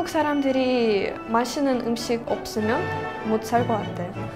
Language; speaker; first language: Korean; non-native, fluent; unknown